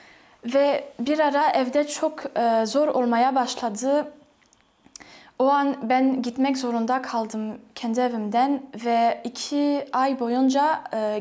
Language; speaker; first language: Turkish; non-native, fluent; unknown